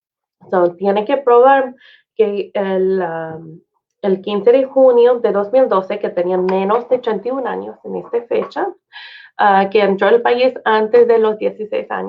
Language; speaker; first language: Spanish; non-native, fluent; English